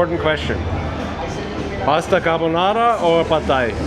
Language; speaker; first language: English; non-native, fluent; German